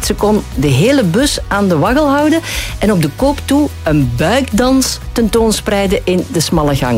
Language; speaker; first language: Dutch; native; Dutch